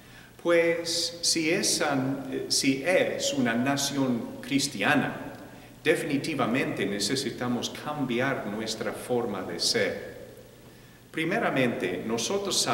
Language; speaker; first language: Spanish; non-native, fluent; English